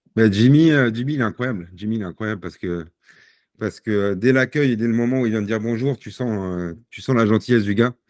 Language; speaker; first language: French; native; French